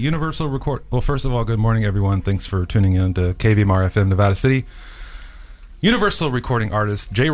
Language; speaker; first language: English; native; English